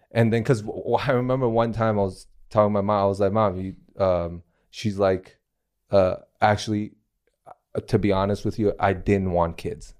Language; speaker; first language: English; non-native, fluent; Chinese